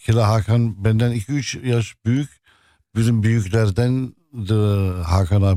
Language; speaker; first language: Turkish; early bilingual, heritage; Arabic